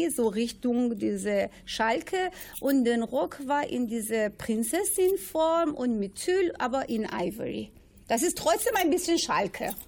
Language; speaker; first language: German; non-native, fluent; Persian